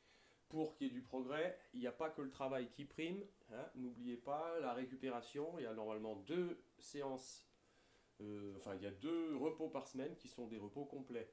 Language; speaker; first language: French; native; French